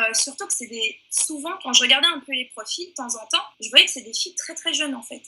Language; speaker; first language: French; early bilingual, other home language; Persian